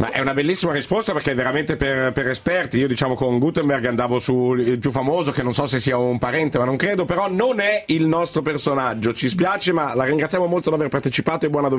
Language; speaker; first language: Italian; native; Italian